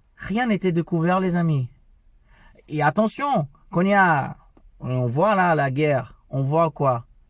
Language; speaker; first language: French; non-native, fluent; Portuguese